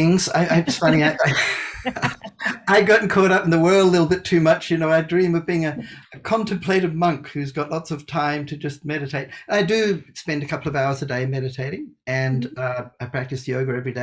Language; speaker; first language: English; native; English